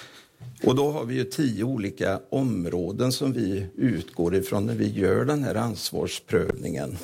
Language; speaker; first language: Swedish; native; Swedish